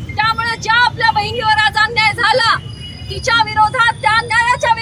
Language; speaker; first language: Marathi; native; Marathi